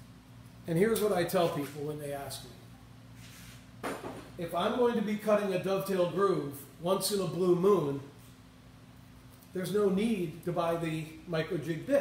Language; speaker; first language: English; native; English